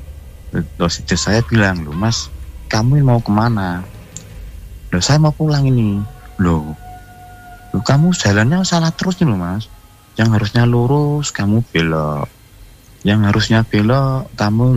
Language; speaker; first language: Indonesian; non-native, local second language; Javanese